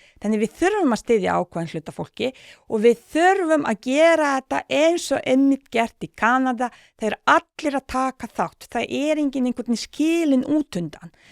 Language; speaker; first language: Icelandic; non-native, fluent; Bosnian